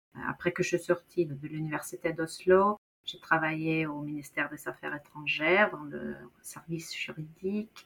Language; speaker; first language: French; non-native, fluent; Norwegian